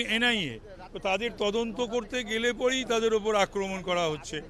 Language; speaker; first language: Bangla; native; Bangla